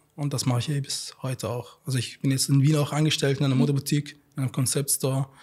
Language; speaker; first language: German; non-native, fluent; Arabic